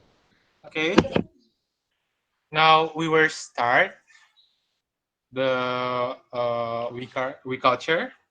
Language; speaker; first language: English; non-native, fluent; Indonesian